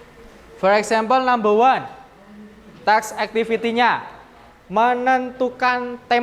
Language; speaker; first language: English; non-native, learner; Indonesian